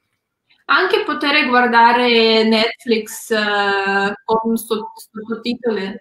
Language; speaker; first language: Italian; non-native, learner; Russian